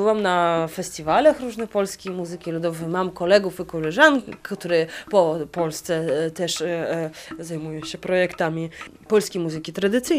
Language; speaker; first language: Polish; non-native, fluent; Russian